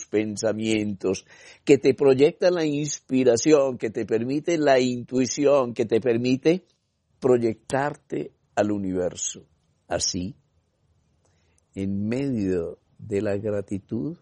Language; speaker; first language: Spanish; native; Spanish